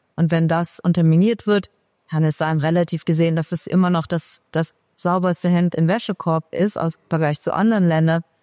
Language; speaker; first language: German; early bilingual, other home language; Persian